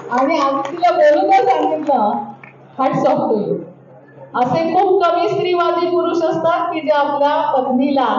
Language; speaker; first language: Marathi; native; Marathi